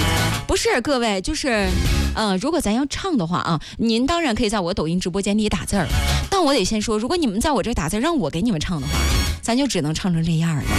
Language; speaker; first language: Chinese; native; Chinese